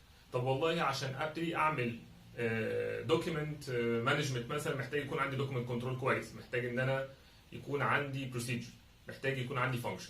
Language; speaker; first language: Arabic; native; Arabic